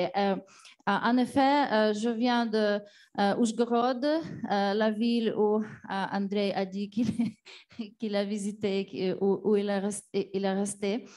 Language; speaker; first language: French; non-native, fluent; Ukrainian